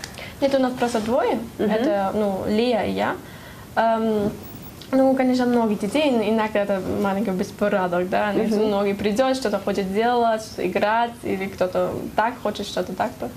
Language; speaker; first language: Russian; non-native, learner; German